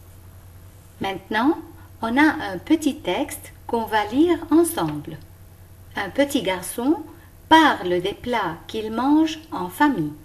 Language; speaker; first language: French; non-native, local second language; Arabic